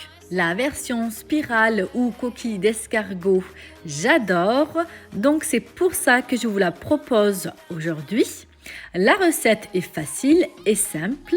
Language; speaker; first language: French; native; French